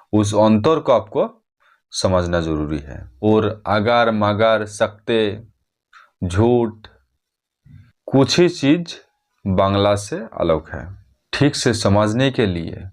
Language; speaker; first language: Hindi; non-native, fluent; Bangla